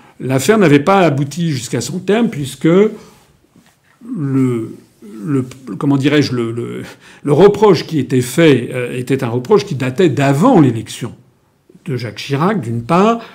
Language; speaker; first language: French; native; French